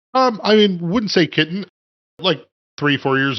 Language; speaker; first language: English; native; English